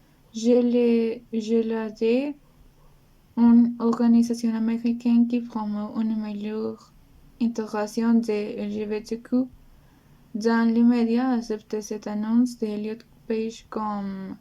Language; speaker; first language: French; non-native, learner; Spanish